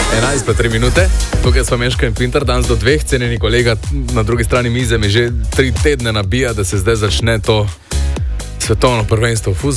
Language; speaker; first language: Slovenian; native; Slovenian